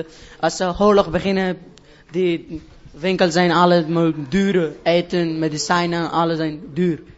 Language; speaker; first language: Dutch; non-native, learner; Persian